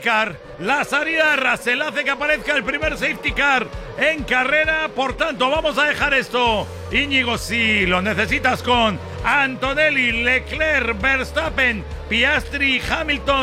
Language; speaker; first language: Spanish; native; Spanish